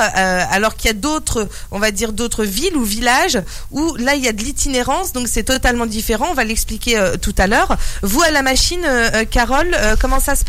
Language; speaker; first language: French; native; French